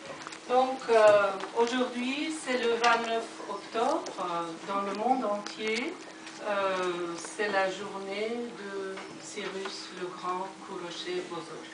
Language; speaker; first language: French; non-native, fluent; Persian